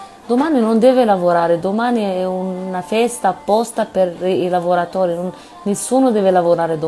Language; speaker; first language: Italian; non-native, fluent; Arabic